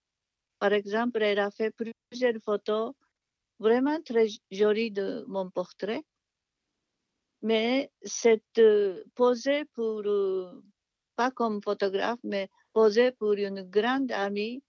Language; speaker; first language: French; non-native, fluent; Japanese